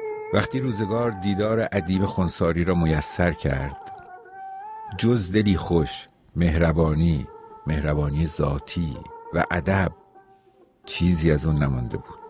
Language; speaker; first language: Persian; native; Persian